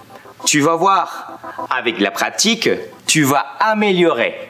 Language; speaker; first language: French; non-native, fluent; Spanish